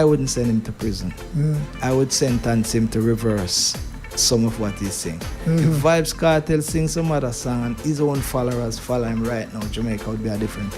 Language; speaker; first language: English; native; English